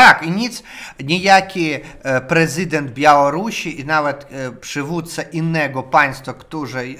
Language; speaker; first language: Polish; non-native, learner; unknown